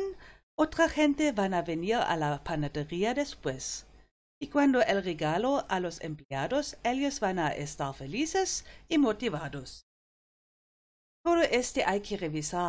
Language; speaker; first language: Spanish; non-native, fluent; German